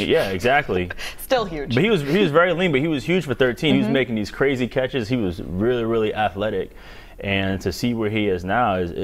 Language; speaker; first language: English; native; English